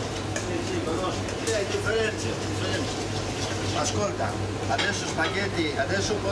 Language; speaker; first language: Italian; non-native, learner; Greek